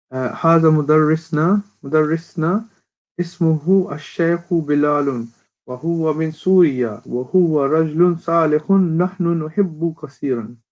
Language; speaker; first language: Arabic; non-native, learner; English